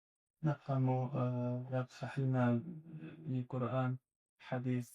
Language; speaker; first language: Arabic; non-native, learner; Azerbaijani